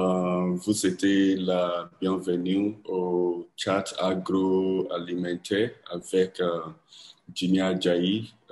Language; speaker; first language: French; non-native, learner; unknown